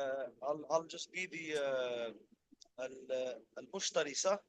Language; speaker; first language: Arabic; non-native, learner; English